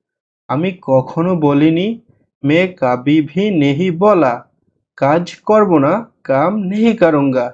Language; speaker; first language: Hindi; non-native, learner; Bangla